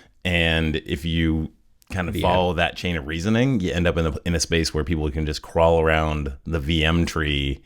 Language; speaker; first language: English; native; English